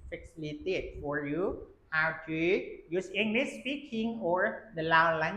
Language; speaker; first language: English; non-native, learner; Lao